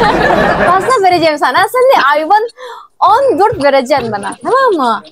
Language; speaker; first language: Turkish; non-native, learner; Indonesian